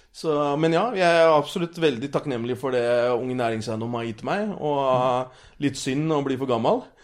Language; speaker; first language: Norwegian; early bilingual, other home language; Urdu